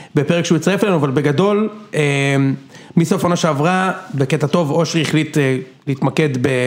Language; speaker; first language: Hebrew; native; Hebrew